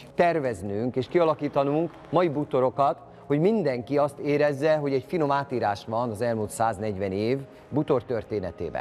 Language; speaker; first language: Hungarian; native; Hungarian